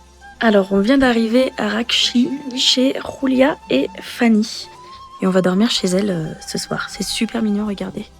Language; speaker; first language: French; native; French